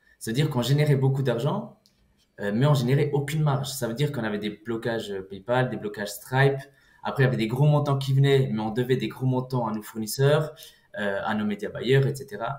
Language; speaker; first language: French; early bilingual, other home language; Portuguese